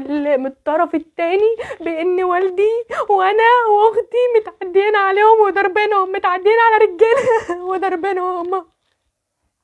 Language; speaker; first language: Arabic; native; Arabic